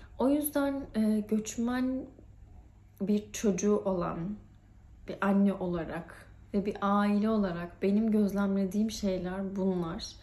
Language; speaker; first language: Turkish; native; Turkish